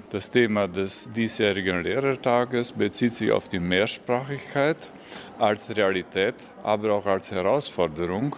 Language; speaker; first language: German; native; German